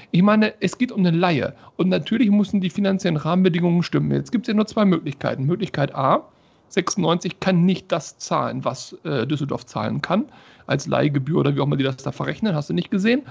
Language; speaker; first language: German; native; German